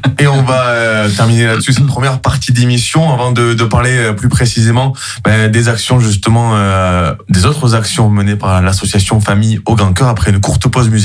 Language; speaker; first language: French; native; French